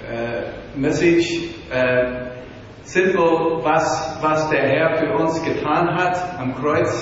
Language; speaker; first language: German; non-native, learner; English